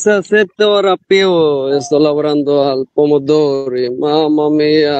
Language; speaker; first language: Italian; non-native, learner; Bangla